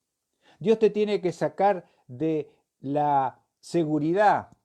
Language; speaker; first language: Spanish; native; Spanish